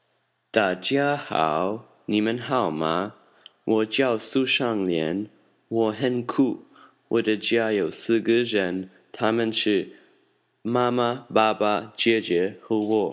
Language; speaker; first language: Chinese; non-native, learner; English